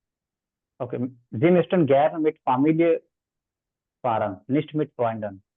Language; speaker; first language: German; non-native, fluent; Hindi